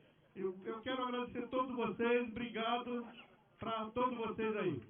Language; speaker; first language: Portuguese; non-native, local second language; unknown